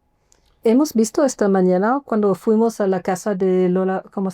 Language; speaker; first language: Spanish; non-native, fluent; English